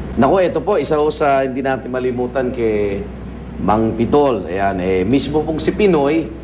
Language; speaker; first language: Filipino; native; Filipino